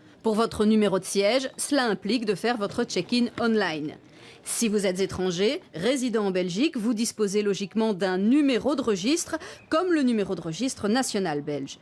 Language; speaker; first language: French; native; French